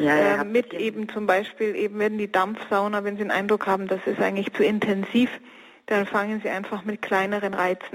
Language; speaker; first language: German; native; German